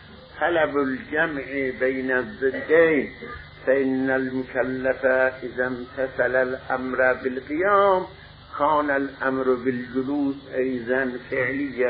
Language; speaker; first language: Arabic; non-native, fluent; Persian